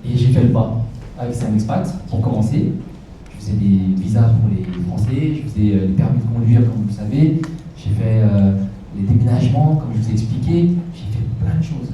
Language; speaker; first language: French; native; French